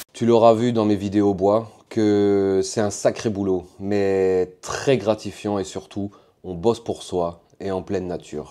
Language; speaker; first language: French; native; French